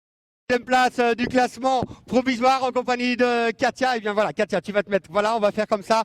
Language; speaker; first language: French; native; French